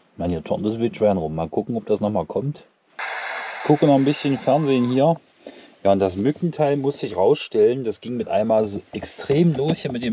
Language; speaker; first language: German; native; German